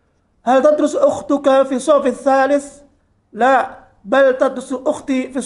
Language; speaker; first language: Arabic; non-native, learner; Indonesian